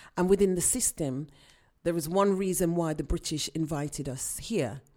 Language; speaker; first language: English; native; English